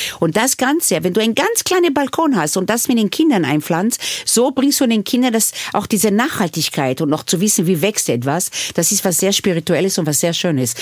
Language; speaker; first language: German; early bilingual, other home language; Hebrew